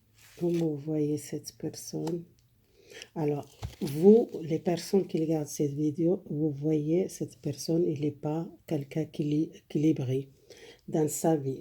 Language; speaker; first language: French; non-native, learner; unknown